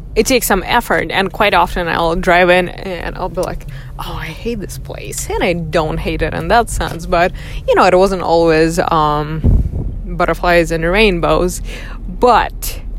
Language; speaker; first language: English; non-native, fluent; Russian